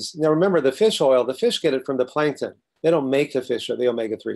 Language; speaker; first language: English; native; English